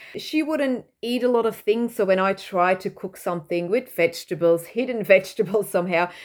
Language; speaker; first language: English; non-native, fluent; Dutch